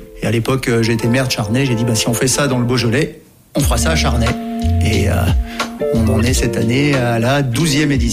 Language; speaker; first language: French; native; French